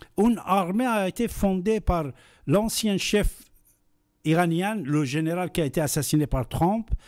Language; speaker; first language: French; non-native, fluent; Persian